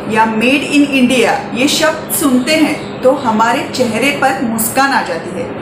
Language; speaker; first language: Hindi; non-native, local second language; Marathi